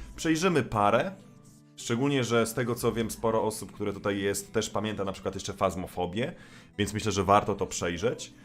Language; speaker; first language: Polish; native; Polish